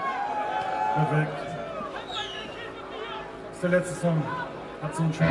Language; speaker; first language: German; native; German